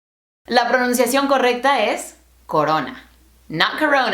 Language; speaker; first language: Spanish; non-native, fluent; English